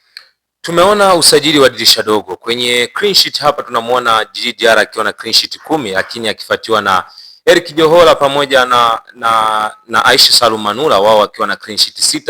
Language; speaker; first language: Swahili; native; Swahili